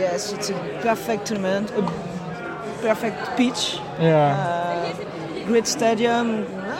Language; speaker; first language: English; non-native, fluent; French